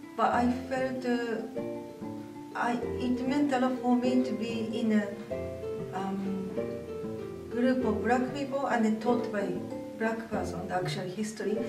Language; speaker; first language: English; non-native, fluent; Japanese